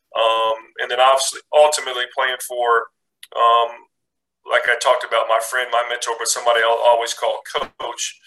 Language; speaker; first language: English; native; English